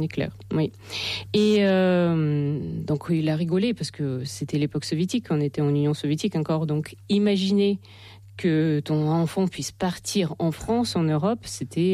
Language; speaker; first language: French; non-native, fluent; Russian